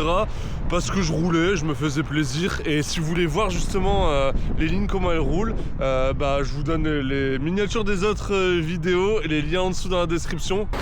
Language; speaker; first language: French; native; French